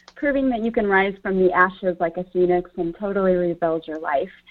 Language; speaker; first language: English; native; English